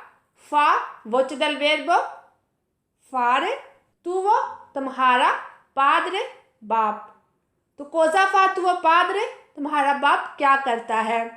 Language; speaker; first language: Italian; non-native, fluent; Urdu